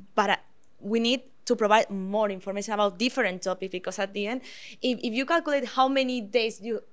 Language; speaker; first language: English; non-native, fluent; Spanish